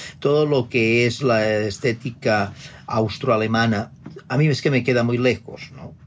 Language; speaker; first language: Spanish; non-native, local second language; Catalan